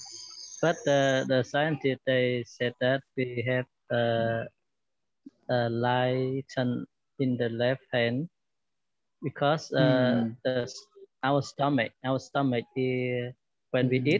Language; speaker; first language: English; non-native, learner; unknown